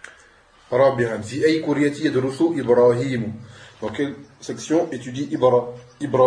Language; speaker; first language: Arabic; non-native, fluent; French